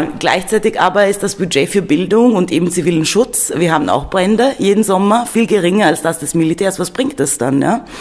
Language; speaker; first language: German; non-native, fluent; Greek